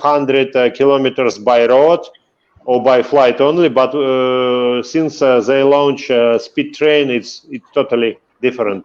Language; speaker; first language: English; non-native, fluent; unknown